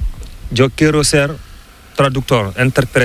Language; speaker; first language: Spanish; non-native, learner; Fula